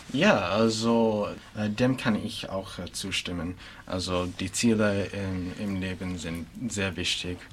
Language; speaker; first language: German; non-native, fluent; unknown